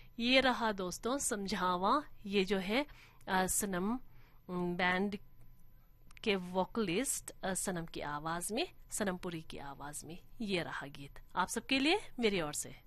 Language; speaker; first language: Hindi; non-native, local second language; Mizo